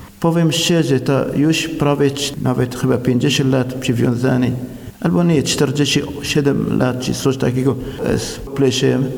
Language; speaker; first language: Polish; non-native, fluent; Arabic